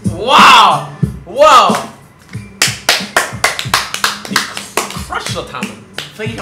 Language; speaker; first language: Chinese; non-native, fluent; English